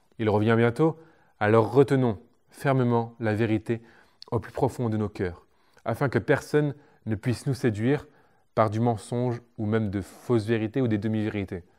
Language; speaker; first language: French; native; French